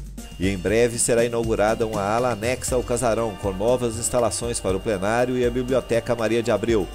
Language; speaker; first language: Portuguese; native; Portuguese